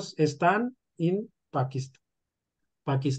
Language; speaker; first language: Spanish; non-native, fluent; Urdu